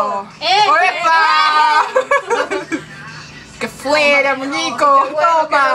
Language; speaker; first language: Spanish; native; Spanish